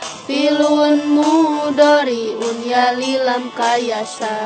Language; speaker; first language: Arabic; non-native, learner; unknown